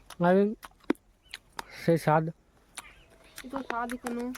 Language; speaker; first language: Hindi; non-native, local second language; Bangla